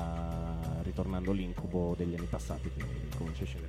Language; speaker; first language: Italian; native; Italian